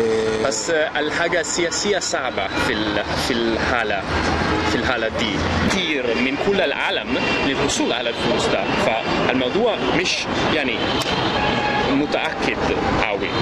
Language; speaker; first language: Arabic; non-native, fluent; Italian